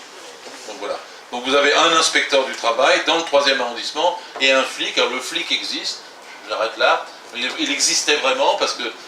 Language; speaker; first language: French; native; French